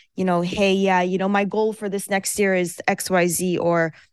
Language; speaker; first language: English; early bilingual, other home language; Persian